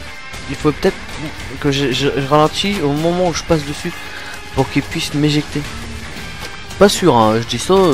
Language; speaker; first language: French; native; French